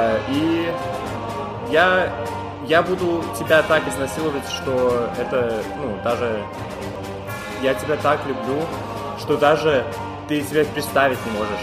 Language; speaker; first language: Russian; early bilingual, heritage; Russian